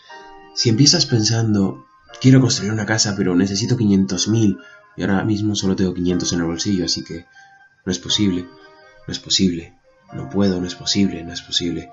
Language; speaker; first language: Spanish; native; Spanish